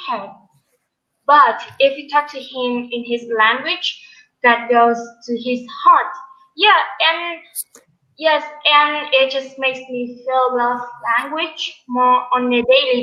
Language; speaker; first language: English; non-native, learner; Vietnamese